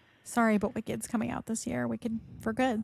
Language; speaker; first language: English; native; English